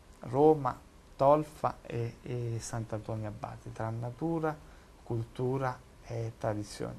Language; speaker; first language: Italian; native; Italian